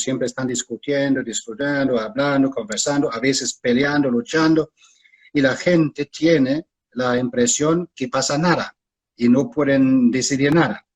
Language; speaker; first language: Spanish; non-native, fluent; German